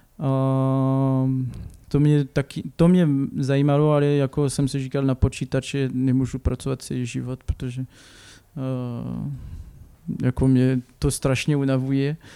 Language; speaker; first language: Czech; non-native, learner; French